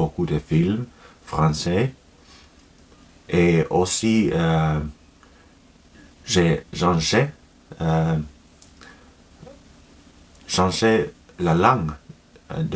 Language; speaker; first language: French; non-native, learner; Finnish